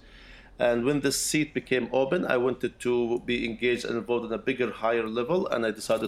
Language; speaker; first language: English; non-native, fluent; Arabic